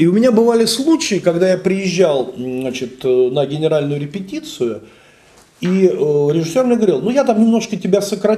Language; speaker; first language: Russian; native; Russian